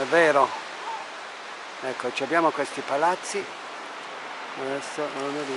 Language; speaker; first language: Italian; non-native, fluent; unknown